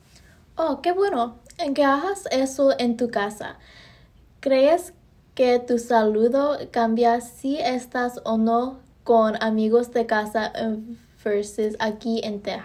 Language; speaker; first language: Spanish; early bilingual, heritage; Spanish